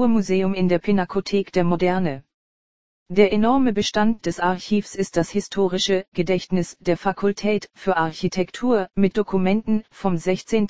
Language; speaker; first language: German; native; German